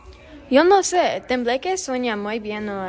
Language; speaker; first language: Spanish; non-native, learner; English